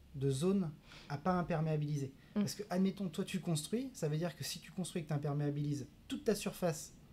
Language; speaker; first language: French; native; French